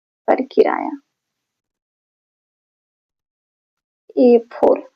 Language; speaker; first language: Hindi; native; Hindi